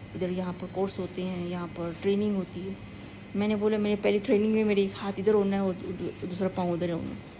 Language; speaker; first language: Urdu; native; Urdu